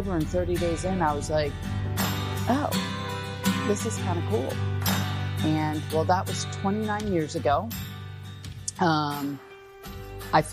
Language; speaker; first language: English; native; English